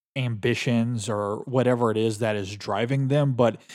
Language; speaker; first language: English; native; English